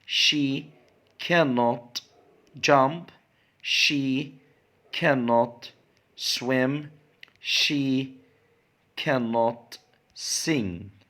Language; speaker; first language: English; non-native, fluent; Arabic